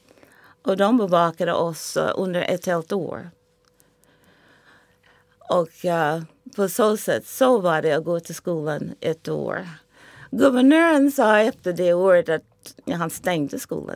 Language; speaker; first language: Swedish; non-native, fluent; English